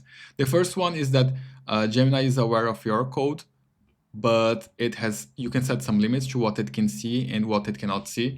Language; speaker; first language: English; non-native, fluent; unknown